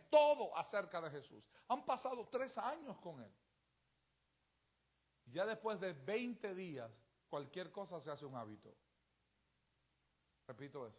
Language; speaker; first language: Spanish; native; Spanish